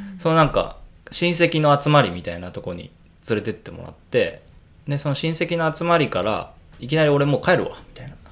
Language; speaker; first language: Japanese; native; Japanese